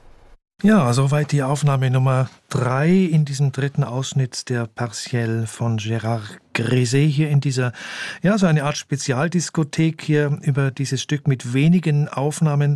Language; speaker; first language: German; native; German